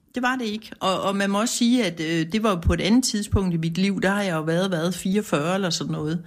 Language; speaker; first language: Danish; native; Danish